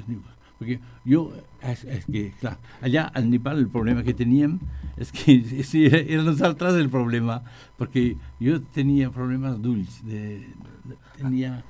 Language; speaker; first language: Catalan; non-native, learner; French